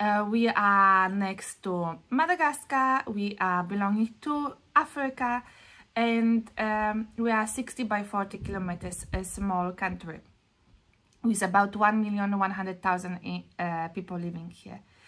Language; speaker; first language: English; non-native, fluent; Polish